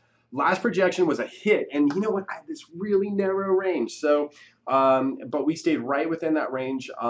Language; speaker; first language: English; native; English